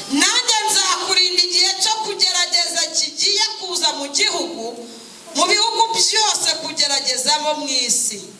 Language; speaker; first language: Kinyarwanda; native; Kinyarwanda